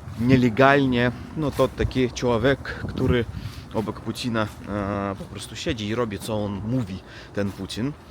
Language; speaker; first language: Polish; non-native, learner; Russian